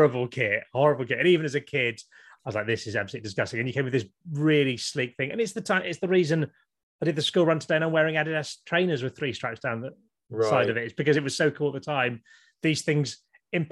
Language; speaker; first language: English; native; English